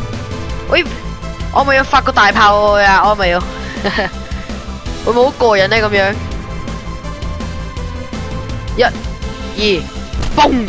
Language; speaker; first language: Chinese; native; Chinese